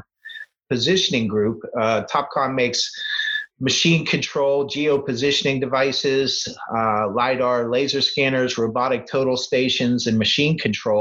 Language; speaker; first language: English; native; English